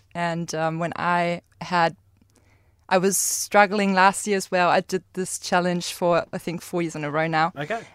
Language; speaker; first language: English; non-native, fluent; German